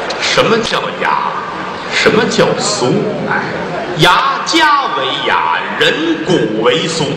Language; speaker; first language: Chinese; native; Chinese